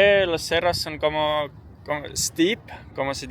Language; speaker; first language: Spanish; non-native, learner; Estonian